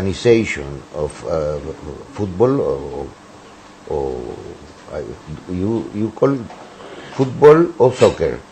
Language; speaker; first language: English; non-native, learner; Spanish